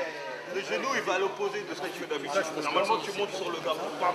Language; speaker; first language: French; native; French